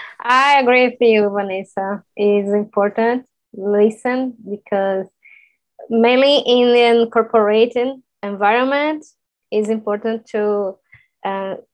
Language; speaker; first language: English; non-native, learner; Portuguese